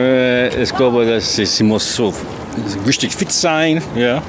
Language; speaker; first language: German; non-native, learner; English